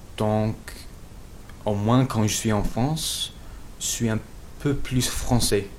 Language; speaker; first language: French; non-native, fluent; English